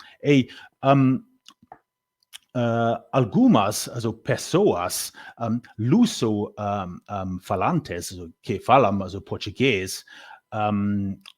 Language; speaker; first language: Portuguese; non-native, learner; English